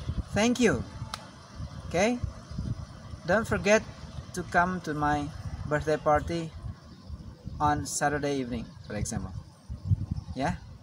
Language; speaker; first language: English; non-native, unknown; Indonesian